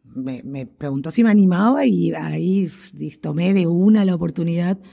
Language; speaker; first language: Spanish; native; Spanish